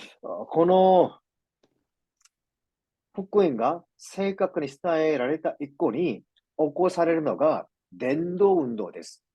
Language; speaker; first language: Japanese; non-native, fluent; Korean